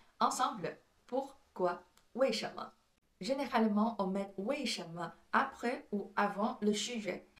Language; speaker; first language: French; non-native, fluent; Chinese